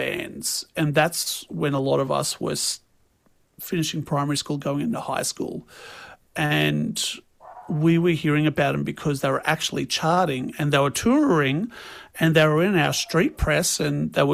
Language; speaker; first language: English; native; English